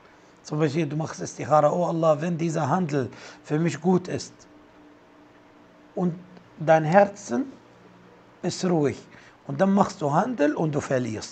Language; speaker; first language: German; non-native, fluent; Arabic